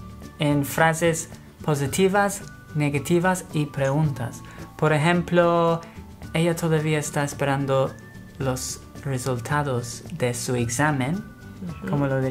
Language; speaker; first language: Spanish; non-native, fluent; English